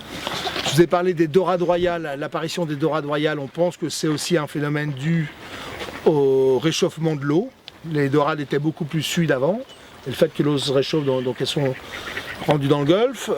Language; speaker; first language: French; native; French